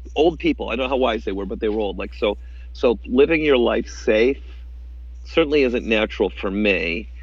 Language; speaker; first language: English; native; English